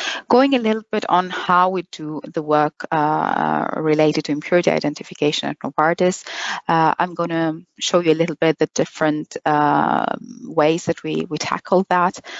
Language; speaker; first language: English; non-native, fluent; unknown